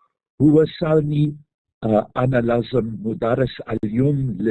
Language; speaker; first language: Arabic; non-native, learner; English